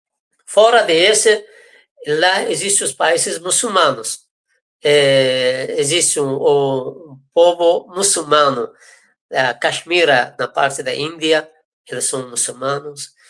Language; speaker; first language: Portuguese; non-native, fluent; Persian